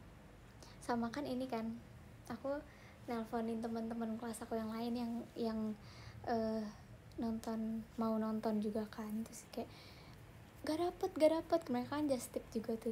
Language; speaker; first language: Indonesian; native; Indonesian